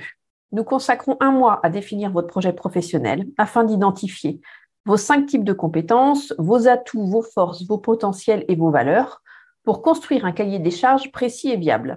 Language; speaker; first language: French; native; French